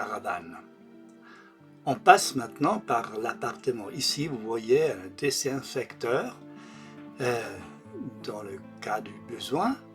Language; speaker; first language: French; non-native, local second language; German